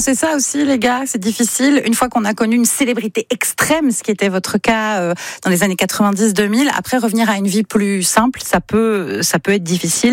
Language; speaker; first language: French; native; French